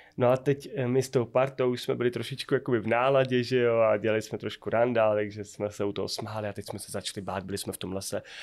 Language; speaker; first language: Czech; native; Czech